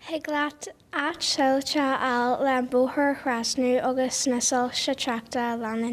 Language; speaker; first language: Irish; non-native, local second language; English